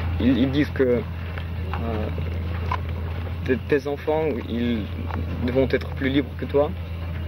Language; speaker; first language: French; non-native, fluent; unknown